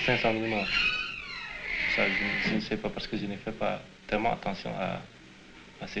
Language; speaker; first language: French; non-native, fluent; Indonesian